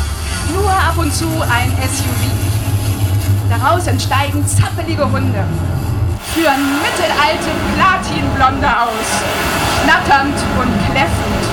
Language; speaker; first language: German; native; German